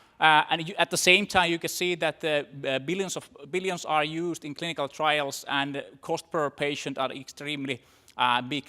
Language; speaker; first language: English; non-native, fluent; Finnish